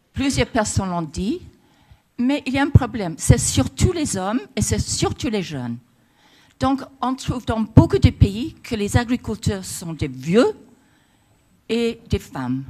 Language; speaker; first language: French; non-native, fluent; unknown